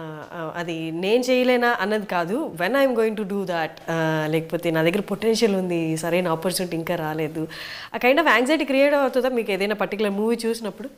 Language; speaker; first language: Telugu; native; Telugu